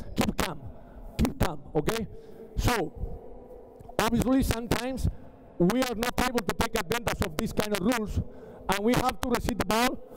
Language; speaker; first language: English; non-native, learner; Spanish